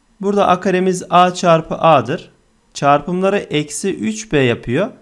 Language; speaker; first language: Turkish; native; Turkish